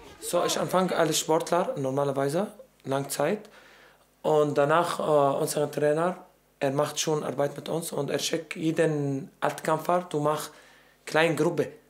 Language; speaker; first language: German; non-native, learner; Arabic